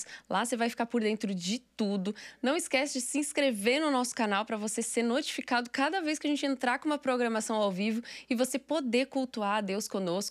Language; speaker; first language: Portuguese; native; Portuguese